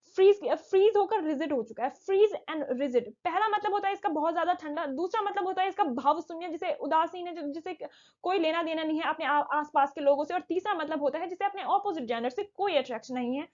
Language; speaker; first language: Hindi; native; Hindi